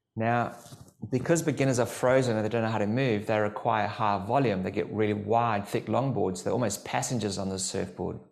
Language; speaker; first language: English; native; English